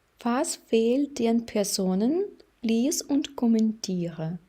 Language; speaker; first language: German; non-native, fluent; Ukrainian